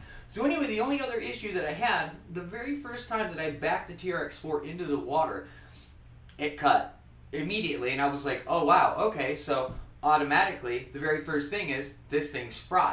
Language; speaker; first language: English; native; English